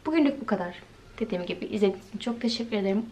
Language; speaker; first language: Turkish; native; Turkish